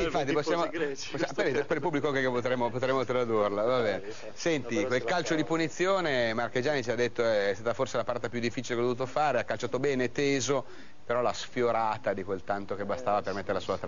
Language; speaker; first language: Italian; native; Italian